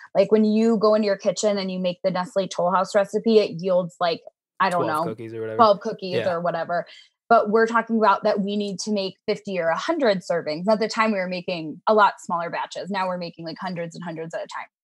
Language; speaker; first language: English; native; English